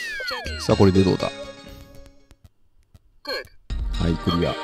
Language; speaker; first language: Japanese; native; Japanese